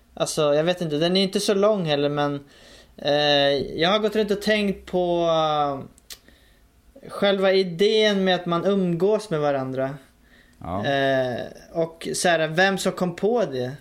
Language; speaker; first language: Swedish; native; Swedish